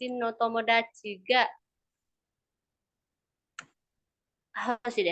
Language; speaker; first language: Japanese; non-native, learner; Indonesian